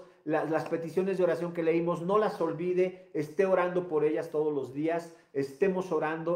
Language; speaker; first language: Spanish; native; Spanish